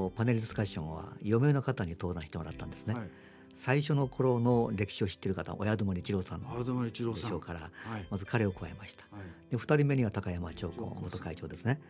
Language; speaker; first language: Japanese; native; Japanese